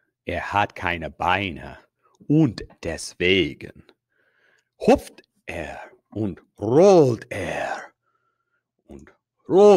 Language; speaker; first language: German; non-native, fluent; English